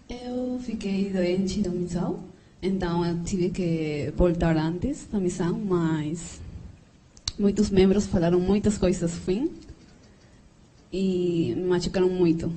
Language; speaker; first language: Portuguese; non-native, learner; Spanish